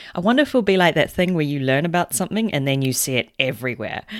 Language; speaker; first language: English; native; English